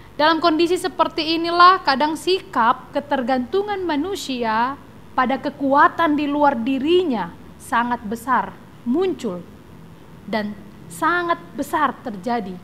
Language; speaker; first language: Indonesian; native; Indonesian